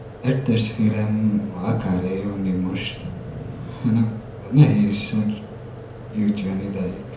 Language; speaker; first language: Hungarian; non-native, learner; Somali